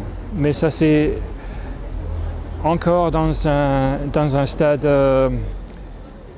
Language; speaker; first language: French; non-native, fluent; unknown